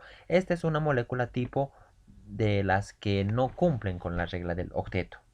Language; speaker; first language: Spanish; native; Spanish